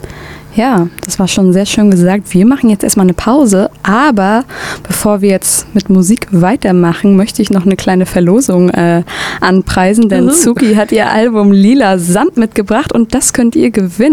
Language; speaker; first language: German; native; German